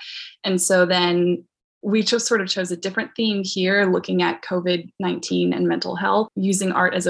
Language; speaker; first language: English; native; English